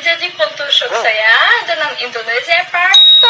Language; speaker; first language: Indonesian; non-native, fluent; Russian